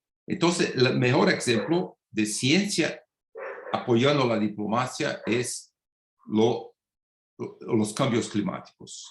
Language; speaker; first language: Spanish; non-native, fluent; Portuguese